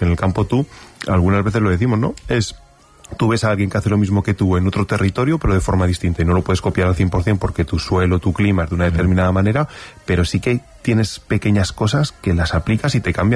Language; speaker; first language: Spanish; native; Spanish